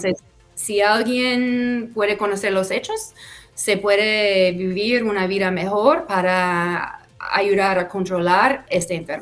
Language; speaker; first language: Spanish; non-native, fluent; English